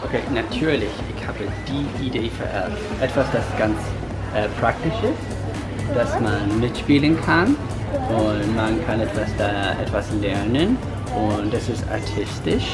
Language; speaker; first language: German; non-native, learner; English